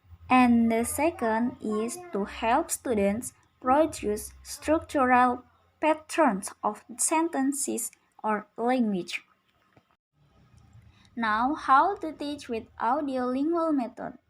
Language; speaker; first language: English; non-native, learner; Indonesian